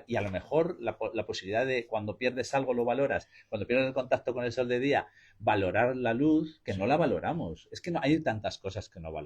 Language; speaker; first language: Spanish; native; Spanish